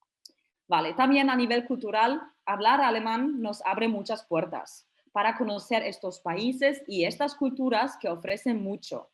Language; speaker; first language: Spanish; non-native, fluent; German